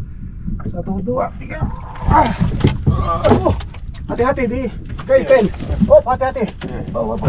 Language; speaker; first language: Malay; non-native, learner; Filipino